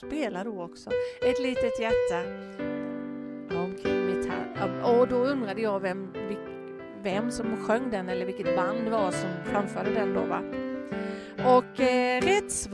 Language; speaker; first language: Swedish; native; Swedish